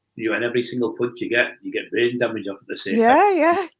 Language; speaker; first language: English; native; English